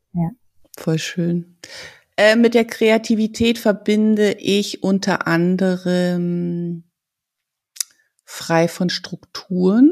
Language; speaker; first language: German; native; German